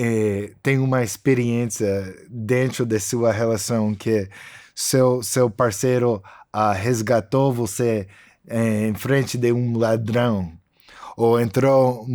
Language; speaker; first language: Portuguese; non-native, fluent; English